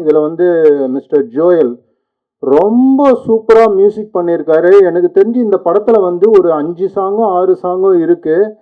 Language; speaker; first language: Tamil; native; Tamil